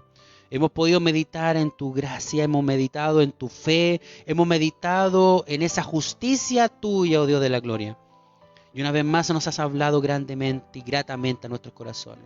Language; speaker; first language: Spanish; native; Spanish